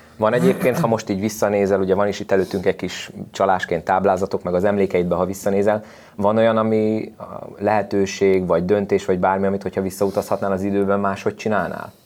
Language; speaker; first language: Hungarian; native; Hungarian